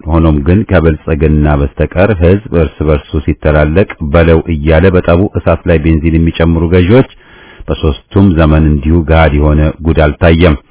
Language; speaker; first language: Amharic; native; Amharic